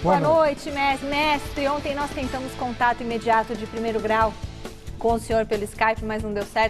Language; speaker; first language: Portuguese; native; Portuguese